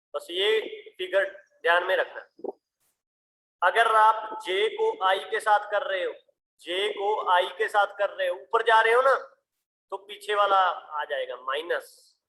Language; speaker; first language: Hindi; non-native, local second language; Punjabi